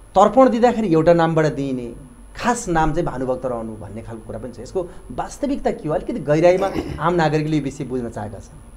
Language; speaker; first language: Nepali; native; Nepali